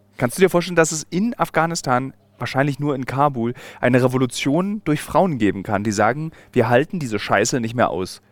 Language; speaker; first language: German; native; German